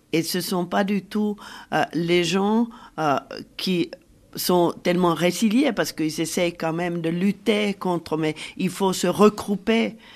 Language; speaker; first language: French; non-native, fluent; Finnish